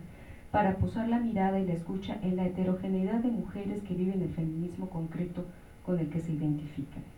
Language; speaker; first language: Spanish; native; Spanish